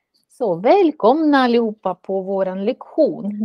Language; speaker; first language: Swedish; non-native, fluent; Russian